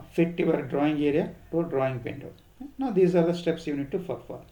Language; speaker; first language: English; non-native, local second language; Kannada